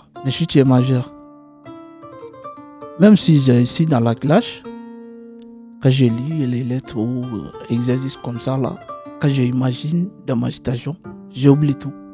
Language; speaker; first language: French; non-native, learner; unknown